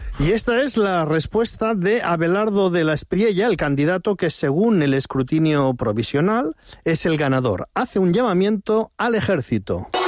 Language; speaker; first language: Spanish; native; Spanish